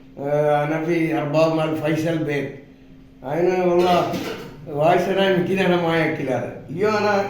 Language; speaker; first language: Arabic; non-native, learner; Malayalam